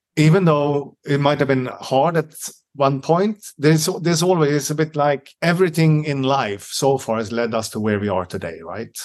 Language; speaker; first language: English; non-native, fluent; Swedish